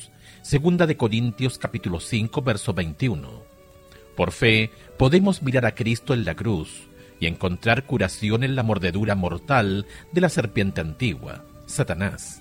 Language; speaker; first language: Spanish; native; Spanish